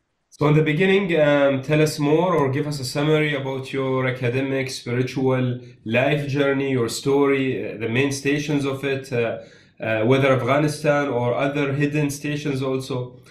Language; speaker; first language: English; non-native, fluent; Arabic